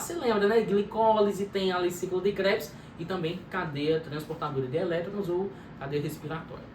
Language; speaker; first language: Portuguese; native; Portuguese